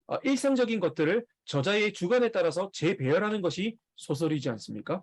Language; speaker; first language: Korean; native; Korean